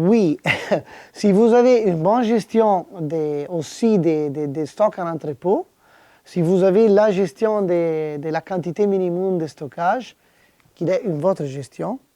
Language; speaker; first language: French; non-native, fluent; Italian